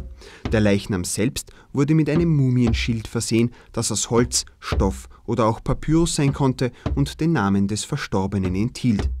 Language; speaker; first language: German; native; German